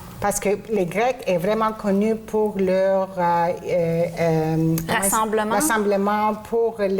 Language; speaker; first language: French; non-native, local second language; Greek